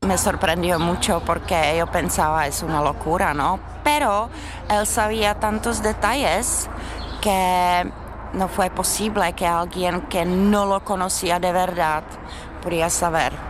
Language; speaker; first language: Spanish; non-native, fluent; Czech